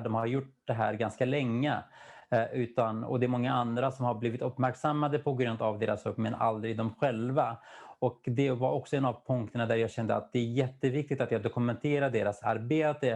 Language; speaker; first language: Swedish; non-native, fluent; Kurdish